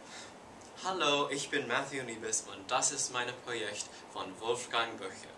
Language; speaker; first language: German; non-native, learner; English